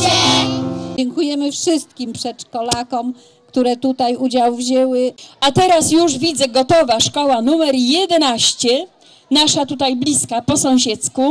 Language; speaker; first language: Polish; native; Polish